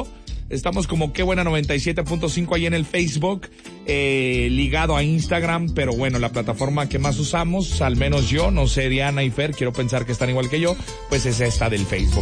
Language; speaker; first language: Spanish; native; Spanish